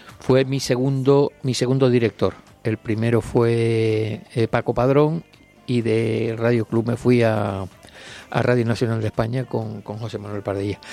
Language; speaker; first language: Spanish; native; Spanish